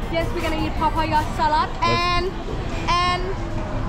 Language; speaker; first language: English; non-native, learner; Thai